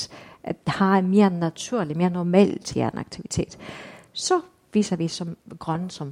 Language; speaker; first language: Danish; non-native, fluent; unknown